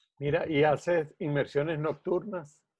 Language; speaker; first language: Spanish; native; Spanish